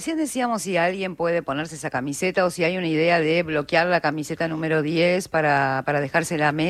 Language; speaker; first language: Spanish; native; Spanish